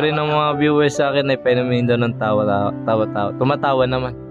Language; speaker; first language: Filipino; non-native, local second language; Bikol